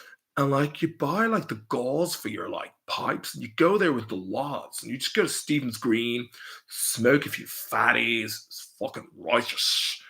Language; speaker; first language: English; native; English